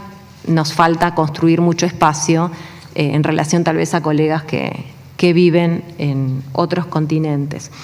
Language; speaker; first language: Spanish; native; Spanish